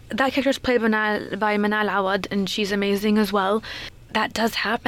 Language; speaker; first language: English; native; English